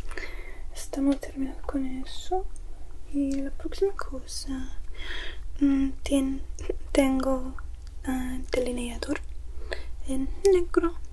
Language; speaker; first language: Spanish; non-native, learner; English